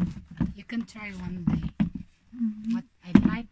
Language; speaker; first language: English; non-native, fluent; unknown